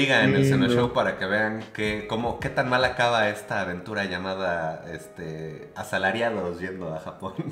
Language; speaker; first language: Spanish; native; Spanish